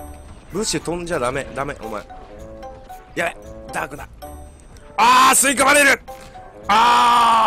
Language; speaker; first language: Japanese; native; Japanese